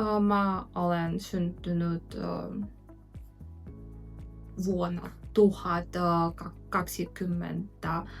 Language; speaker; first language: Finnish; non-native, learner; Russian